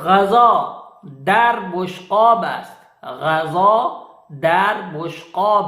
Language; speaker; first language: Persian; non-native, fluent; Urdu